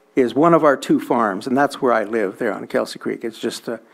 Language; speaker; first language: English; native; English